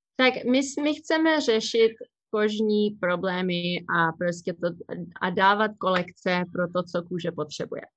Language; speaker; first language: Czech; early bilingual, heritage; Czech